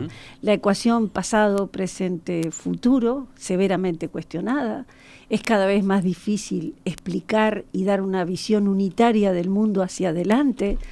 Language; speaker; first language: Spanish; native; Spanish